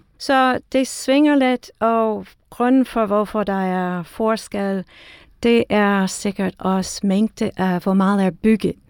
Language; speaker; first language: Danish; non-native, fluent; English